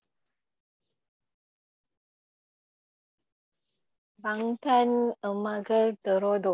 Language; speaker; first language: Korean; non-native, learner; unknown